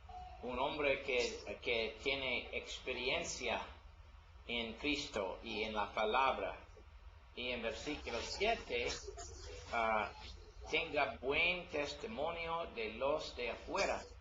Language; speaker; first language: Spanish; non-native, learner; English